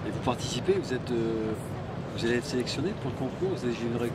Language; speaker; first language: French; native; French